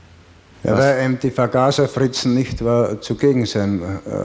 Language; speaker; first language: German; native; German